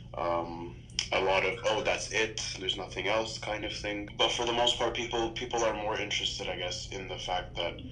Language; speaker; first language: English; native; English